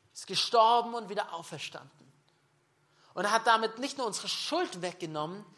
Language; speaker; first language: German; native; German